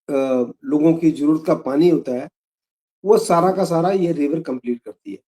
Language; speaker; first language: Hindi; native; Hindi